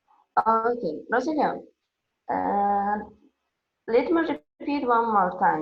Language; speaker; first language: English; non-native, fluent; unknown